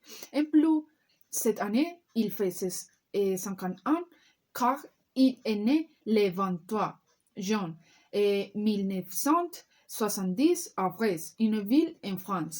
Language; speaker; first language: French; non-native, learner; Spanish